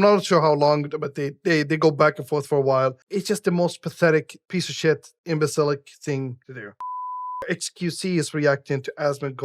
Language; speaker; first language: English; native; English